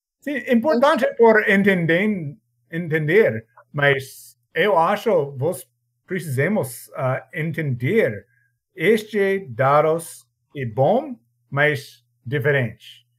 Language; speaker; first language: Portuguese; non-native, learner; English